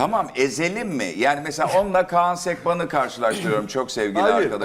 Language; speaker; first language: Turkish; native; Turkish